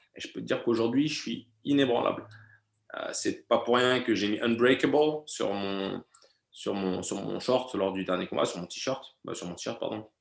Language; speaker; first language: French; native; French